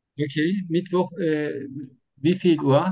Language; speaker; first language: German; non-native, learner; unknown